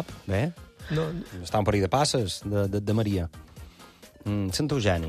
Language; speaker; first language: Catalan; native; Catalan